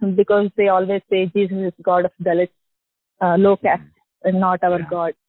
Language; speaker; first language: English; non-native, local second language; Telugu